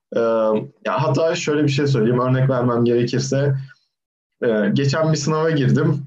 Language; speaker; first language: Turkish; native; Turkish